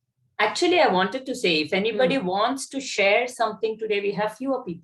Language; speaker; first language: English; non-native, local second language; Kannada